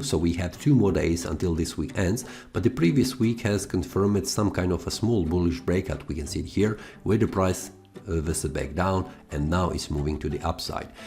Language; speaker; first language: English; non-native, fluent; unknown